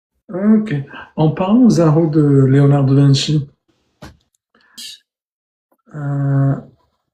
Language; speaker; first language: French; native; French